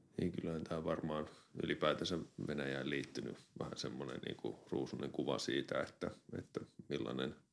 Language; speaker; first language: Finnish; native; Finnish